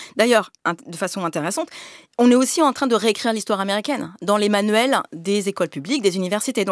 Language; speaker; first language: French; native; French